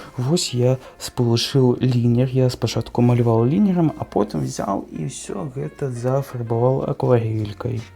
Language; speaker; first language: Belarusian; native; Belarusian